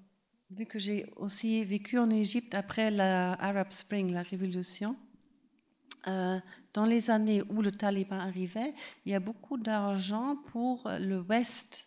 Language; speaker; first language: French; non-native, fluent; German